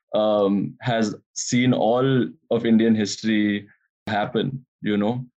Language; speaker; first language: English; non-native, local second language; Hindi